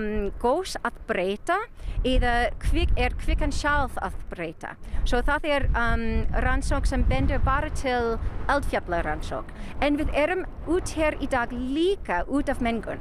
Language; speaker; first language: Icelandic; non-native, learner; English